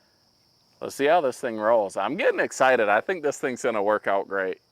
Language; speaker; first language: English; native; English